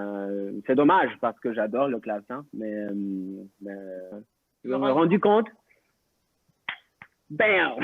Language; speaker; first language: French; non-native, local second language; Spanish